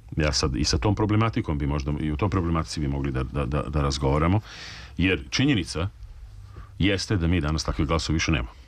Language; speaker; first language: Serbian; native; Serbian